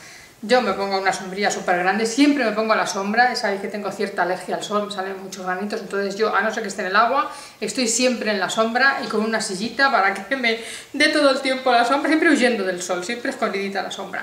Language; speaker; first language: Spanish; native; Spanish